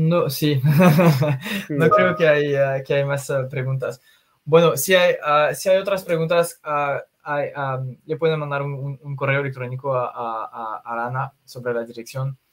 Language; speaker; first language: Spanish; non-native, fluent; French